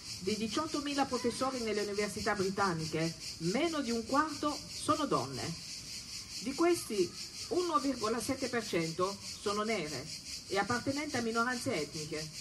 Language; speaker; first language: Italian; non-native, fluent; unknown